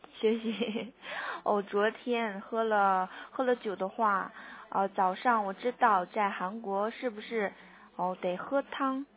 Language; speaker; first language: Chinese; native; Chinese